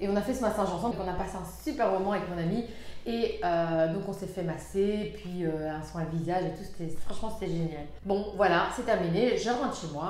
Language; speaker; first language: French; native; French